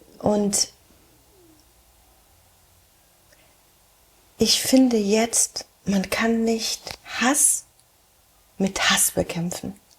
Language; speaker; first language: German; early bilingual, heritage; German